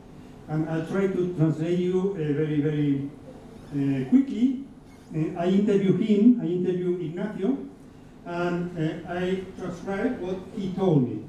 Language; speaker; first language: English; non-native, fluent; Spanish